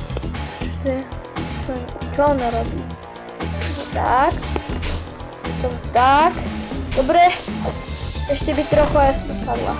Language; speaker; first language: Slovak; non-native, learner; Ukrainian